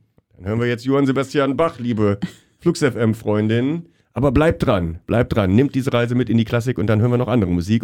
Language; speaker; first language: German; native; German